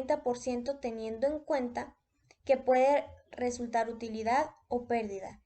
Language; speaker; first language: Spanish; native; Spanish